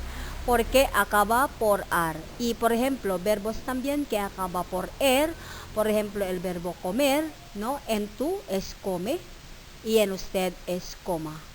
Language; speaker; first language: Spanish; non-native, fluent; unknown